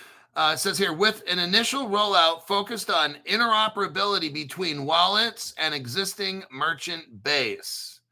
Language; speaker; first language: English; native; English